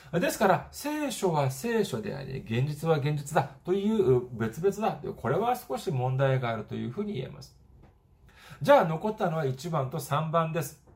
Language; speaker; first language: Japanese; non-native, fluent; Korean